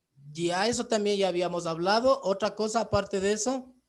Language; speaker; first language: Spanish; native; Spanish